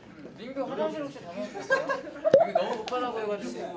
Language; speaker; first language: Korean; native; Korean